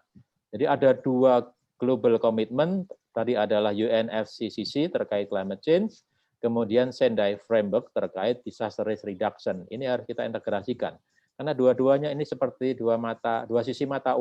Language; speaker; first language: Indonesian; native; Indonesian